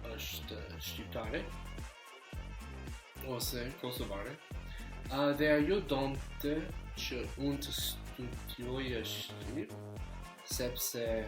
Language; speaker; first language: Albanian; non-native, learner; English